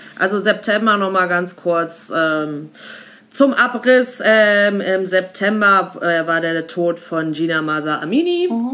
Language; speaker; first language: German; native; German